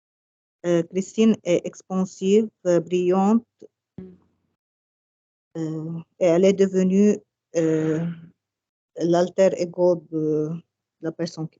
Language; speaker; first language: French; non-native, local second language; Arabic